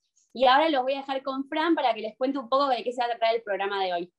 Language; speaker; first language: Spanish; native; Spanish